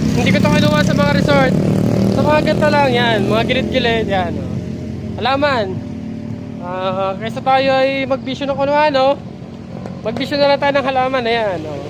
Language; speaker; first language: Filipino; native; Filipino